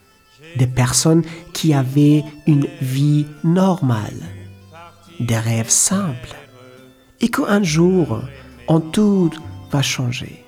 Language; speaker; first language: French; non-native, learner; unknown